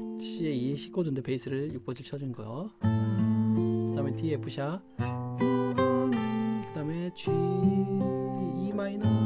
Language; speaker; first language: Korean; native; Korean